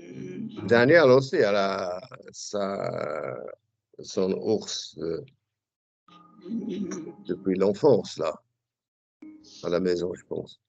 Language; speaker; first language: French; non-native, fluent; English